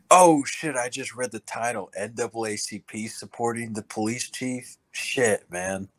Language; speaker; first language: English; native; English